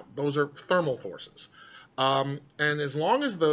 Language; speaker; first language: English; native; English